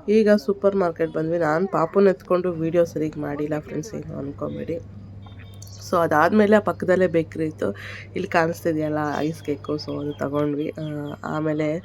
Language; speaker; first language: Kannada; native; Kannada